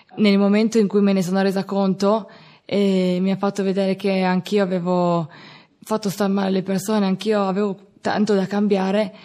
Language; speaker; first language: Italian; native; Italian